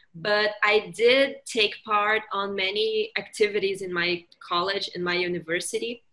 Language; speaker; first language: English; non-native, fluent; Portuguese